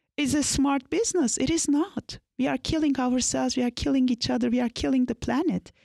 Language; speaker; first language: English; non-native, fluent; Turkish